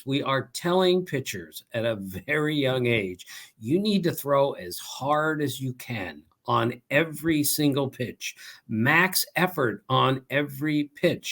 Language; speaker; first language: English; native; English